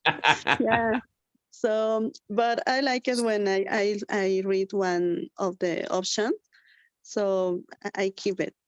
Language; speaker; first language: English; non-native, learner; Spanish